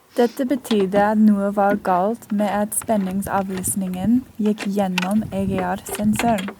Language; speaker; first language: Norwegian; non-native, learner; English